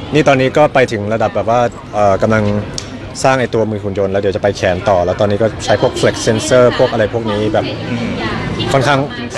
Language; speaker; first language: Thai; native; Thai